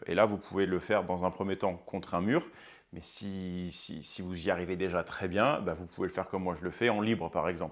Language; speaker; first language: French; native; French